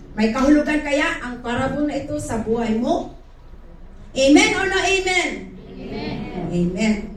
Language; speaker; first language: Filipino; non-native, local second language; Cebuano